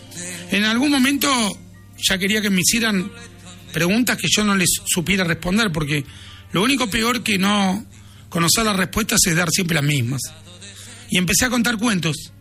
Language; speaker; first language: Spanish; native; Spanish